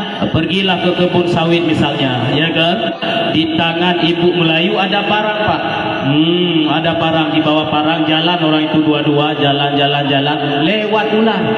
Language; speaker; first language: Malay; non-native, local second language; Achinese